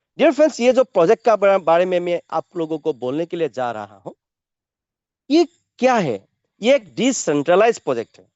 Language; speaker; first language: Hindi; non-native, local second language; Assamese